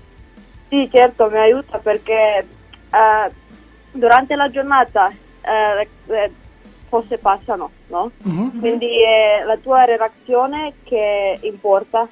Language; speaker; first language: Italian; non-native, learner; Slovenian